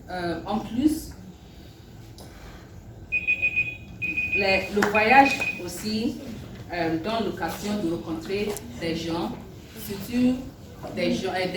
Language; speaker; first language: French; non-native, learner; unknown